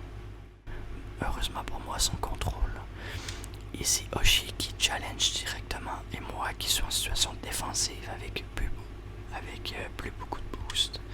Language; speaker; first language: French; native; French